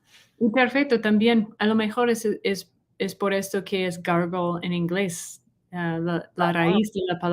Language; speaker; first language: Spanish; non-native, learner; English